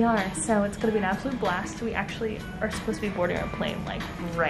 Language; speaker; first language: English; native; English